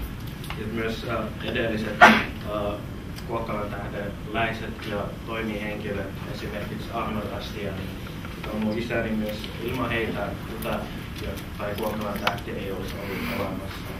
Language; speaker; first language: Finnish; early bilingual, other home language; Persian